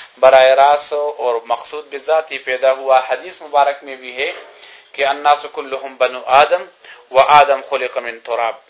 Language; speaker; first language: Urdu; non-native, local second language; Pashto